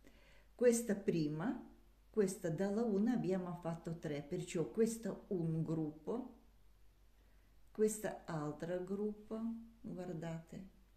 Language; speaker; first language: Italian; non-native, learner; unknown